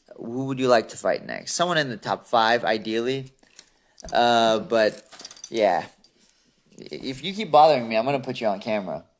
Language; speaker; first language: English; early bilingual, other home language; Assyrian Neo-Aramaic